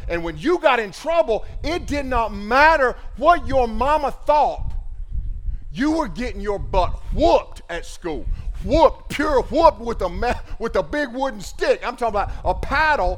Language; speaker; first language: English; native; English